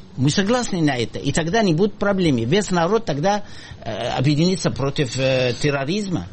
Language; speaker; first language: Russian; non-native, fluent; Arabic